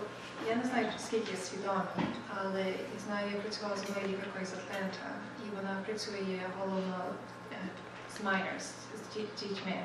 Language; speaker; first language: Ukrainian; early bilingual, heritage; Ukrainian